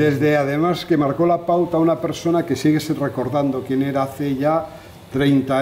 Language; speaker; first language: Spanish; native; Spanish